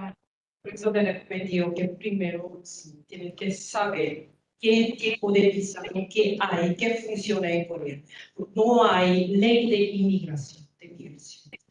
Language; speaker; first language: Spanish; non-native, learner; Korean